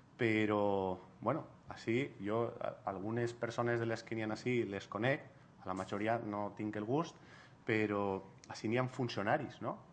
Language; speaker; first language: Catalan; non-native, local second language; Spanish